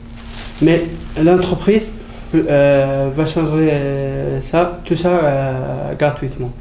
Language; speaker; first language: French; non-native, learner; Arabic